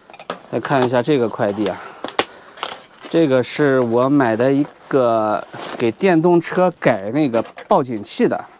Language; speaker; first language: Chinese; native; Chinese